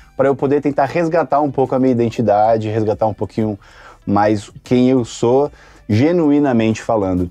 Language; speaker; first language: Portuguese; native; Portuguese